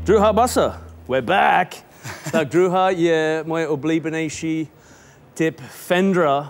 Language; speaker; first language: Czech; non-native, fluent; English